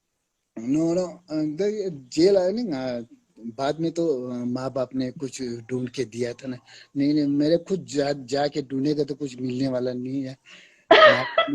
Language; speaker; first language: Hindi; non-native, local second language; Tibetan